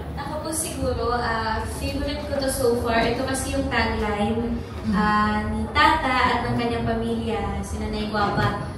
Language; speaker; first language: Filipino; native; Filipino